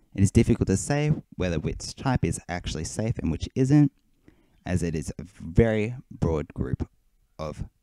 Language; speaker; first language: English; native; English